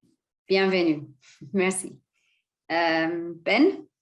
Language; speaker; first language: French; non-native, learner; English